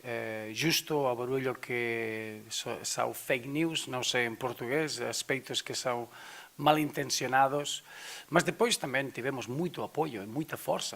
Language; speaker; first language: Portuguese; non-native, fluent; Spanish